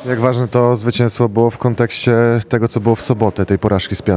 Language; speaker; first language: Polish; native; Polish